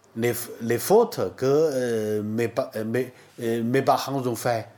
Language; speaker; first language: French; non-native, learner; Chinese